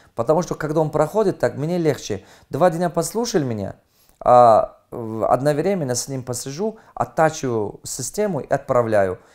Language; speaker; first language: Russian; non-native, fluent; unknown